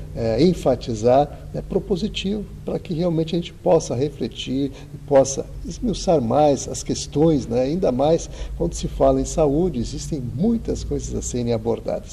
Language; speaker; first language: Portuguese; native; Portuguese